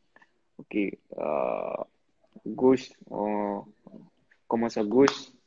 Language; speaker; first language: French; early bilingual, heritage; French